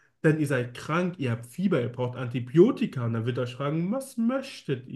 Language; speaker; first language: German; native; German